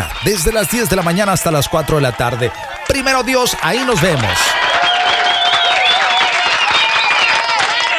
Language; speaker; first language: Spanish; native; Spanish